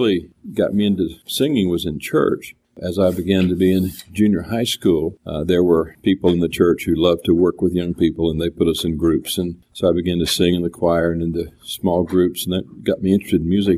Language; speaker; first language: English; native; English